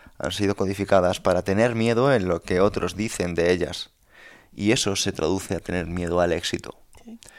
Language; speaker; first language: Spanish; native; Spanish